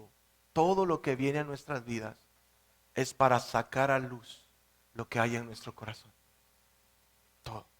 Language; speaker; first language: Spanish; native; Spanish